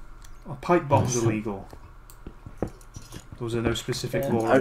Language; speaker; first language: English; native; English